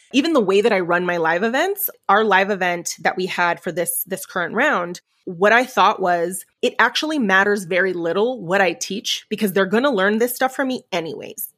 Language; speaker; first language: English; early bilingual, other home language; Spanish